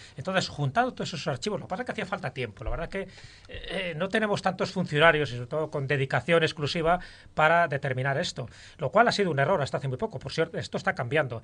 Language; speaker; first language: Spanish; native; Spanish